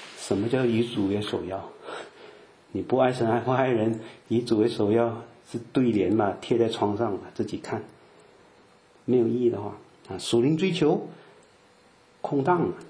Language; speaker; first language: Chinese; native; Chinese